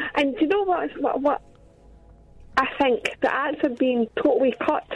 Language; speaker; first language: English; native; English